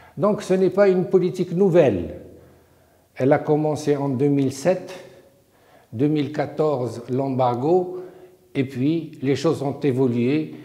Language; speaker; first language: French; non-native, local second language; Arabic